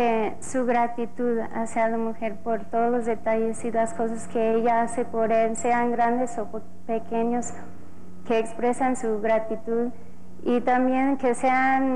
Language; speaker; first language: Spanish; non-native, fluent; English